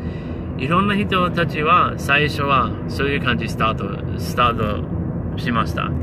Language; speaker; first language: Japanese; non-native, learner; English